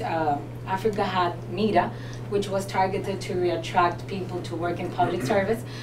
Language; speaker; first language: English; non-native, fluent; Spanish